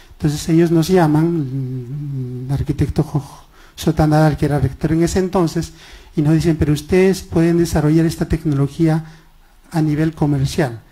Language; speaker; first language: Spanish; non-native, local second language; Quechua